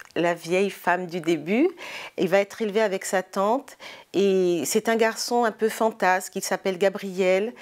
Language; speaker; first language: French; native; French